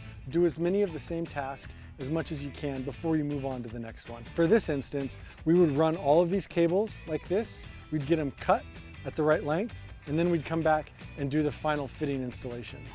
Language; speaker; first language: English; native; English